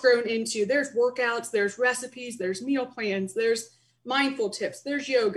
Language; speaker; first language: English; native; English